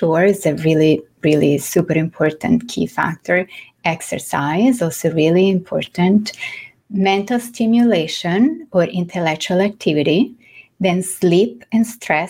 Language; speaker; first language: English; non-native, fluent; Italian